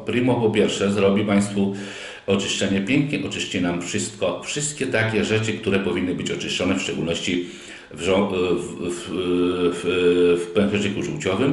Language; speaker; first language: Polish; native; Polish